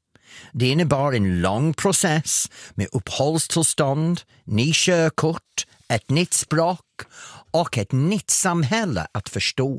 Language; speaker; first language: Swedish; non-native, fluent; English